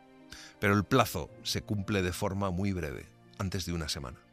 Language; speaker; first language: Spanish; native; Spanish